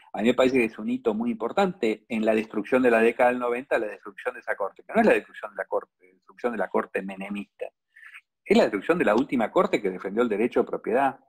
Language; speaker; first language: Spanish; native; Spanish